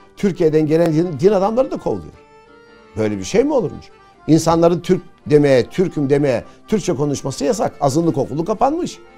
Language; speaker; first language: Turkish; native; Turkish